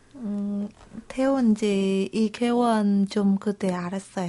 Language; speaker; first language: Korean; non-native, local second language; Vietnamese